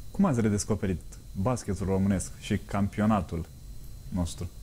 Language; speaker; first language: Romanian; native; Romanian